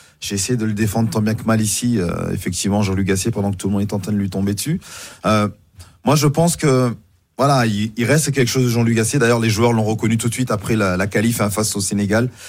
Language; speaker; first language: French; native; French